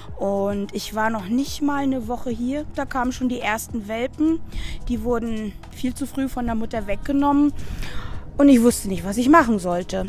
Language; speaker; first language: German; native; German